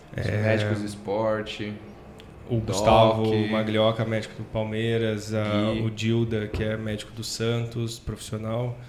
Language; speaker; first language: Portuguese; native; Portuguese